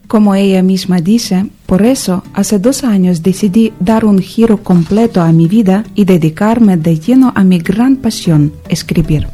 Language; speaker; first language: Spanish; non-native, fluent; Ukrainian